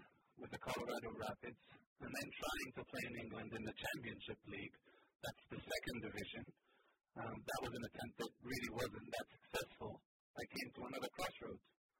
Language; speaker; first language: English; non-native, fluent; Hebrew